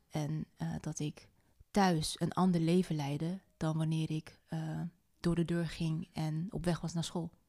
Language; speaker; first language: Dutch; native; Dutch